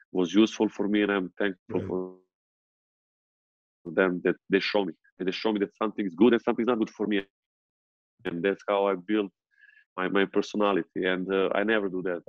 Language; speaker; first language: English; non-native, fluent; Serbian